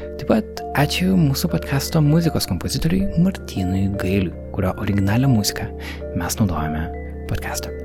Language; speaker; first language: Lithuanian; native; Lithuanian